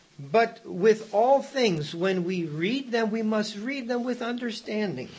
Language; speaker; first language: English; native; English